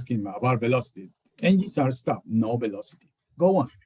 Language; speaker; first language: English; non-native, fluent; Spanish